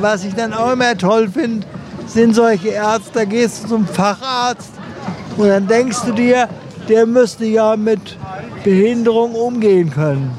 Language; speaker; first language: German; native; German